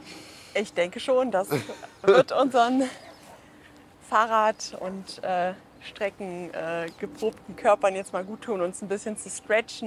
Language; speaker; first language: German; native; German